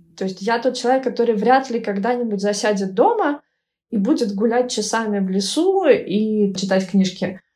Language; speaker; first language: Russian; native; Russian